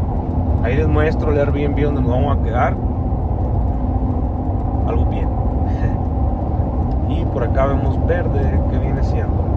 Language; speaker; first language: Spanish; native; Spanish